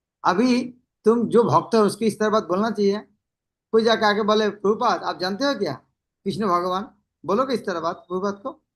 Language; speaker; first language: Hindi; non-native, local second language; Bangla